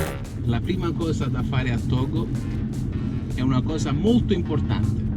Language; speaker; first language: Italian; native; Italian